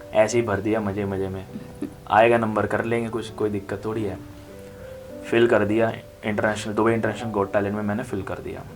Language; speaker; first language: Hindi; native; Hindi